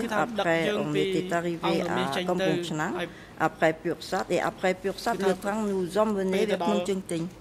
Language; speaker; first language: French; non-native, local second language; Khmer